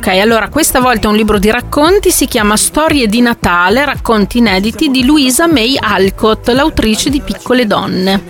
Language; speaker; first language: Italian; native; Italian